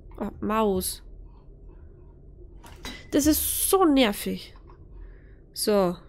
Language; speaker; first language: German; native; German